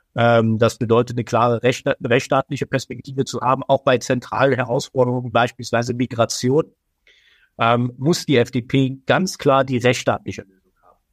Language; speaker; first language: German; early bilingual, other home language; Persian